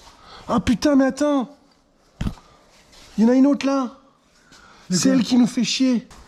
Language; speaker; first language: French; native; French